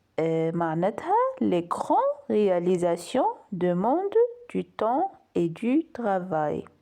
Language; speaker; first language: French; non-native, local second language; Arabic